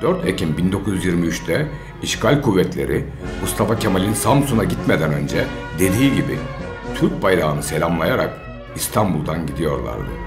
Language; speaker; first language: Turkish; native; Turkish